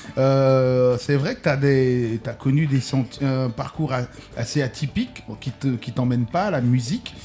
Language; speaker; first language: French; native; French